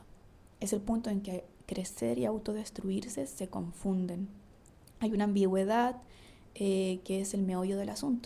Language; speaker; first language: Spanish; native; Spanish